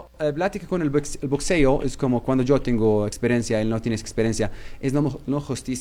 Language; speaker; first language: Spanish; non-native, learner; Arabic